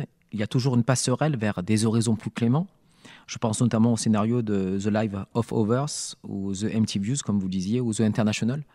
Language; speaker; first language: French; native; French